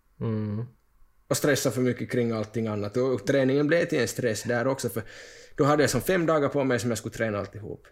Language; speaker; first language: Swedish; native; Swedish